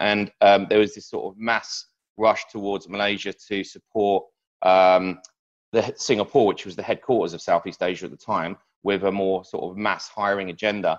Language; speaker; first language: English; native; English